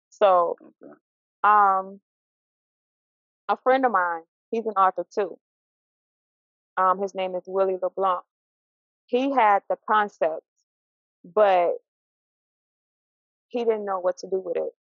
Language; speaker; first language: English; native; English